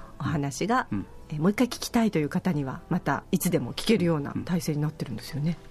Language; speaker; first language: Japanese; native; Japanese